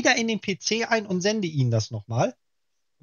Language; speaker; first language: German; native; German